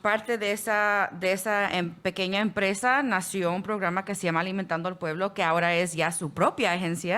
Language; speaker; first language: Spanish; early bilingual, heritage; Spanish